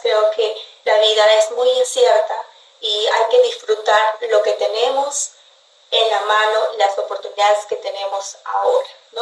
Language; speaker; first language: Spanish; native; Spanish